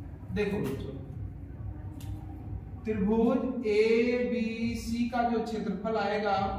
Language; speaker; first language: Hindi; native; Hindi